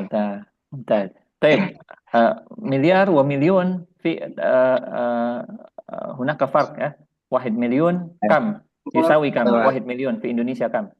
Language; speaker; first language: Arabic; non-native, fluent; Indonesian